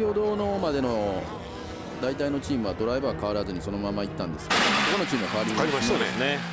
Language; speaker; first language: Japanese; native; Japanese